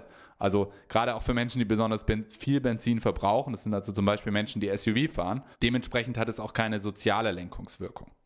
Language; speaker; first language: German; native; German